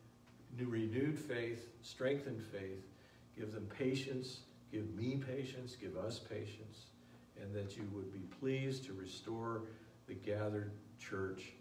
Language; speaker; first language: English; native; English